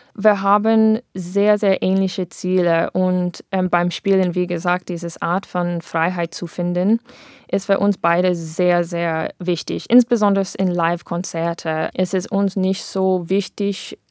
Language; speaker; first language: German; non-native, fluent; English